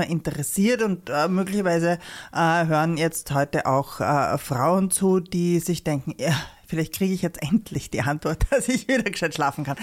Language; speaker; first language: German; native; German